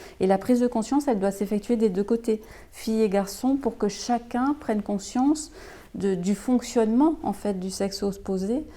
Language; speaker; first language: French; native; French